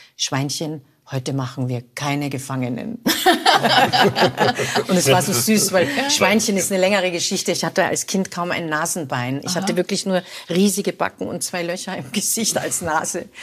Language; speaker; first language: German; native; German